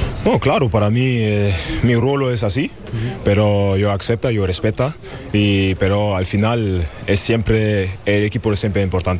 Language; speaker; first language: Spanish; non-native, learner; German